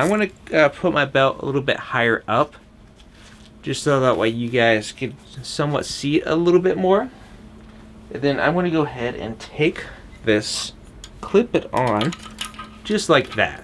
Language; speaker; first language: English; native; English